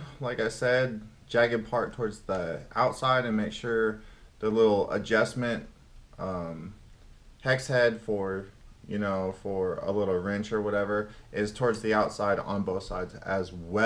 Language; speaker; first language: English; native; English